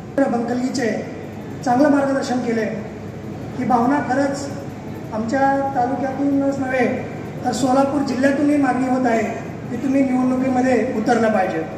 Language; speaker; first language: Marathi; native; Marathi